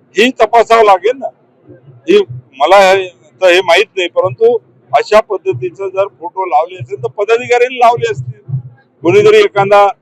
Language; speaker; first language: Marathi; non-native, local second language; Lambadi